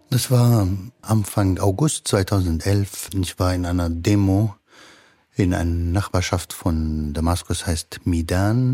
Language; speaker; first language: German; non-native, fluent; Arabic